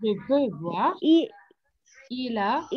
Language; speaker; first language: French; non-native, fluent; Arabic